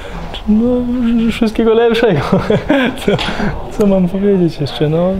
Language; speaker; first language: Polish; early bilingual, heritage; Polish